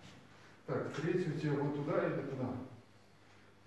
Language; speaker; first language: Russian; native; Russian